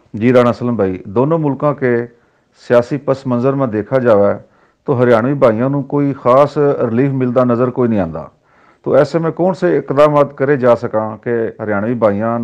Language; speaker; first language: Urdu; non-native, local second language; Haryanvi